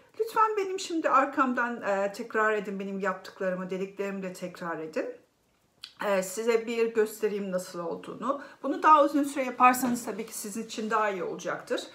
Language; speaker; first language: Turkish; native; Turkish